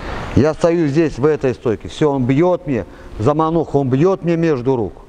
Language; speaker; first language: Russian; native; Russian